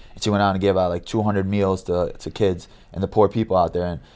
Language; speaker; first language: English; native; English